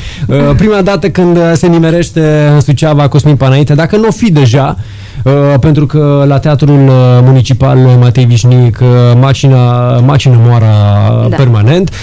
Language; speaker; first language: Romanian; native; Romanian